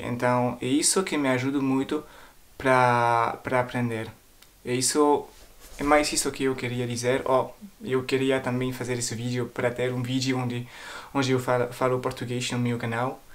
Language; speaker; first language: Portuguese; non-native, fluent; French